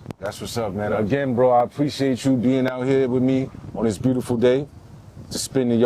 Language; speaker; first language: English; native; English